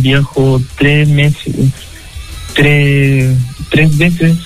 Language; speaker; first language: Spanish; native; Spanish